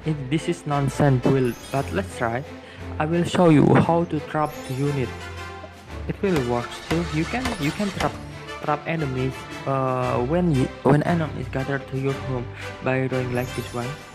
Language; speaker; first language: English; non-native, learner; Indonesian